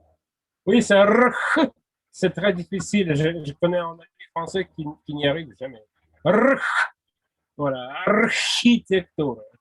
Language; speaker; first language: French; non-native, fluent; Russian